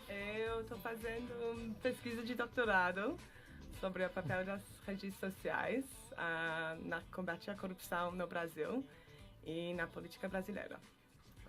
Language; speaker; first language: Portuguese; non-native, fluent; English